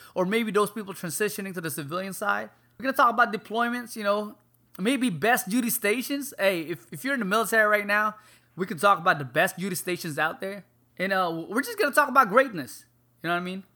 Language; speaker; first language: English; non-native, local second language; Filipino